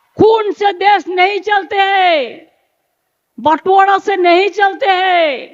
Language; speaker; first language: Hindi; non-native, local second language; Bangla